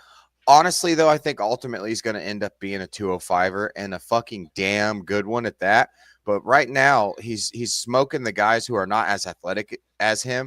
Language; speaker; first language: English; native; English